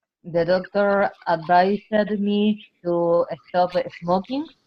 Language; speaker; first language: English; non-native, learner; Spanish